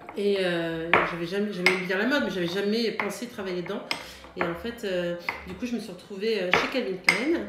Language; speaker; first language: French; early bilingual, heritage; French